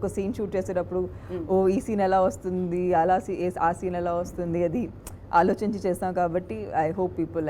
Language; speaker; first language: Telugu; non-native, fluent; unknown